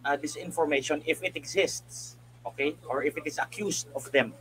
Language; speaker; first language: English; non-native, local second language; Filipino